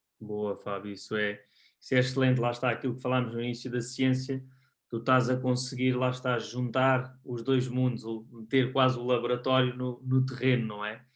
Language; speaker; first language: Portuguese; native; Portuguese